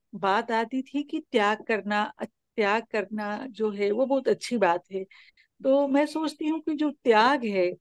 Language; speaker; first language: Hindi; native; Hindi